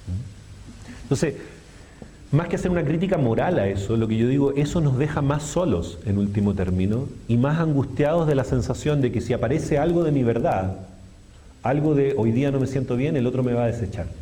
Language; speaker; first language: Spanish; native; Spanish